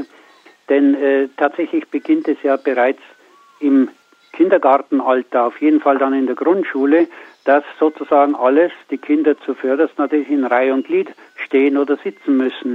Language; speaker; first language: German; native; German